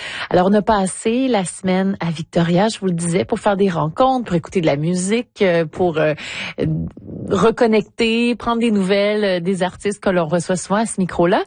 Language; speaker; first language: French; native; French